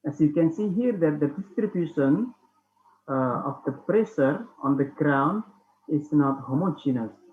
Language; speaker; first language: English; non-native, fluent; Indonesian